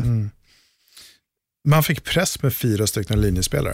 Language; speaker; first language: Swedish; native; Swedish